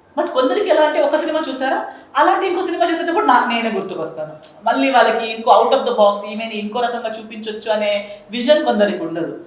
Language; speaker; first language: Telugu; non-native, fluent; Konkani